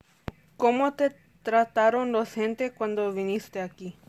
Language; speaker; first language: Spanish; early bilingual, heritage; Spanish